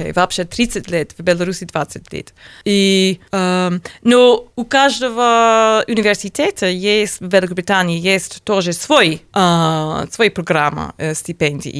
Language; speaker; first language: Russian; non-native, learner; English